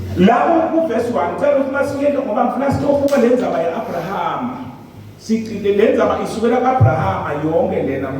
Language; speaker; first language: Zulu; non-native, local second language; Swati